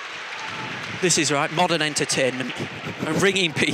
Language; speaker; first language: English; native; English